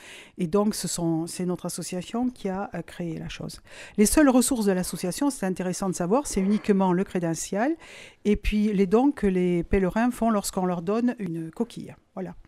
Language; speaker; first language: French; native; French